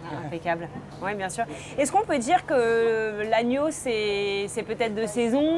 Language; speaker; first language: French; native; French